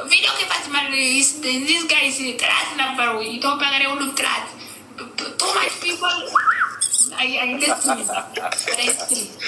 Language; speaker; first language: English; non-native, learner; Oromo